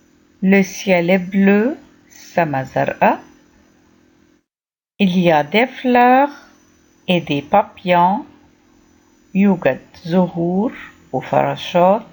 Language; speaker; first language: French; non-native, fluent; Arabic